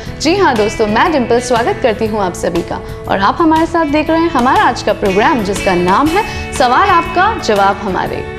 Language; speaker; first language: Hindi; native; Hindi